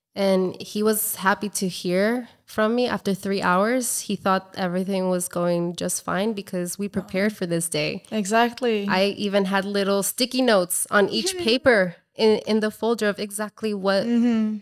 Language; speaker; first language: English; native; English